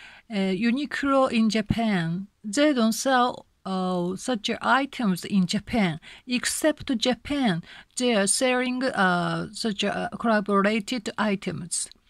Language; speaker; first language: English; non-native, learner; Japanese